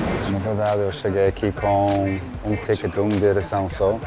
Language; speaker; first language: Portuguese; non-native, fluent; English